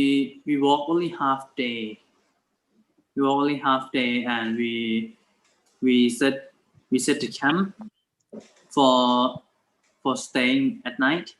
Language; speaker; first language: English; non-native, learner; Thai